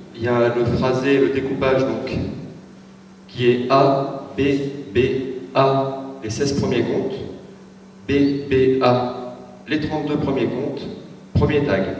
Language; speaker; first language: French; native; French